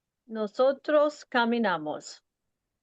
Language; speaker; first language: Spanish; non-native, learner; English